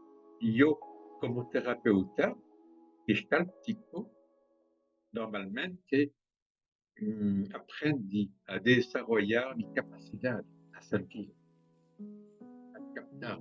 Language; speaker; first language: Spanish; non-native, fluent; French